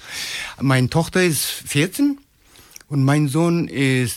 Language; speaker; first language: German; non-native, learner; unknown